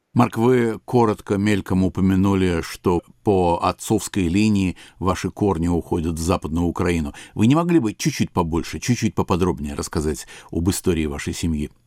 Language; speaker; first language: Russian; native; Russian